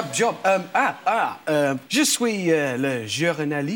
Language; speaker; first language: French; non-native, learner; English